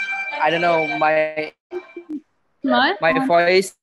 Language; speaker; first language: English; non-native, learner; Indonesian